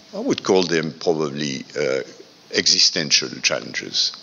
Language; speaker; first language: English; non-native, fluent; French